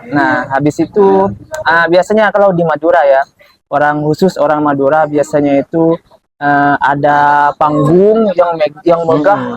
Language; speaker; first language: Indonesian; non-native, local second language; Madurese